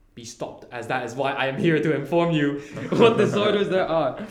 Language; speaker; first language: English; non-native, local second language; Cantonese